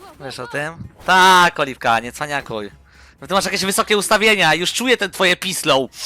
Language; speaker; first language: Polish; native; Polish